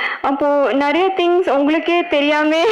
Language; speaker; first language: Tamil; non-native, learner; Bangla